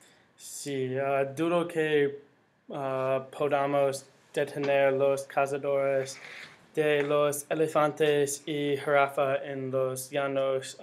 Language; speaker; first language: Spanish; non-native, learner; English